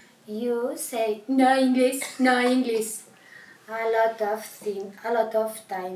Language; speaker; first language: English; non-native, learner; Catalan